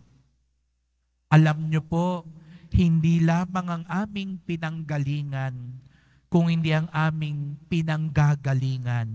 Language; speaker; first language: Filipino; native; Filipino